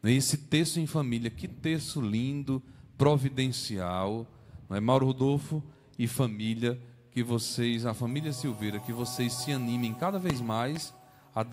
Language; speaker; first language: Portuguese; native; Portuguese